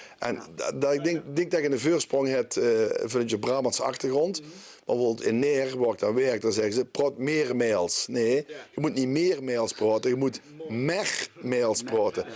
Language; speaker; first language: Dutch; native; Dutch